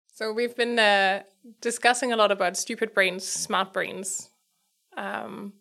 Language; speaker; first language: English; non-native, fluent; German